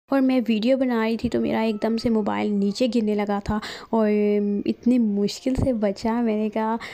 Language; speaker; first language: Urdu; native; Urdu